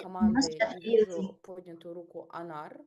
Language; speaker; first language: Russian; native; Russian